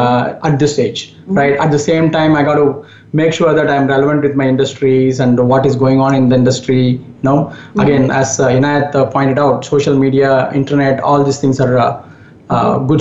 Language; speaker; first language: English; non-native, local second language; Tamil